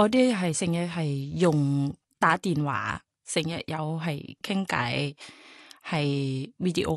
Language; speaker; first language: Cantonese; non-native, learner; Thai